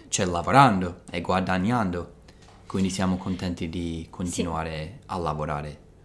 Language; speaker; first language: Italian; non-native, fluent; English